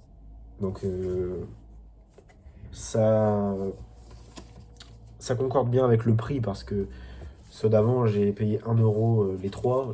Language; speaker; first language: French; native; French